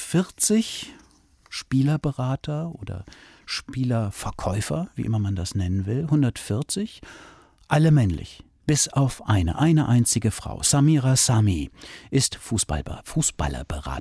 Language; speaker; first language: German; native; German